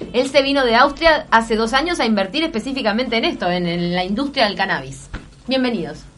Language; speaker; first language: Spanish; native; Spanish